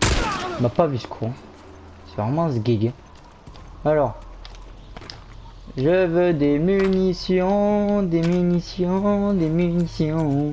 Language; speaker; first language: French; native; French